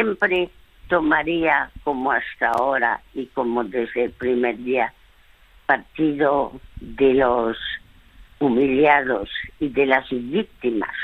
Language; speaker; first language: Spanish; early bilingual, other home language; French